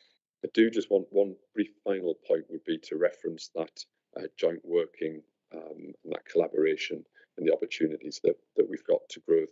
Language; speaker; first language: English; native; English